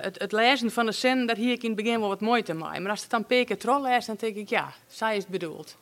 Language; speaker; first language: Dutch; non-native, local second language; Western Frisian